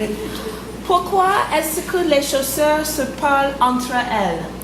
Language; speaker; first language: French; non-native, fluent; English